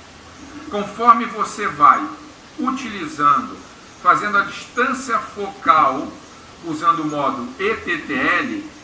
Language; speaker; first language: Portuguese; native; Portuguese